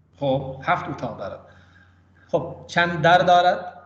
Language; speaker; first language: Persian; non-native, fluent; Urdu